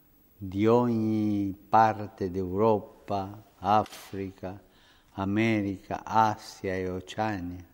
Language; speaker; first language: Italian; non-native, fluent; Spanish